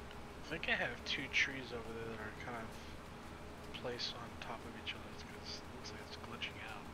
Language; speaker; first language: English; native; English